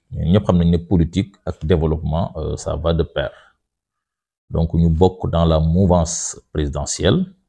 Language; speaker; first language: French; non-native, local second language; Wolof